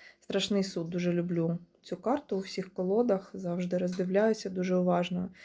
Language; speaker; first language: Ukrainian; non-native, local second language; Russian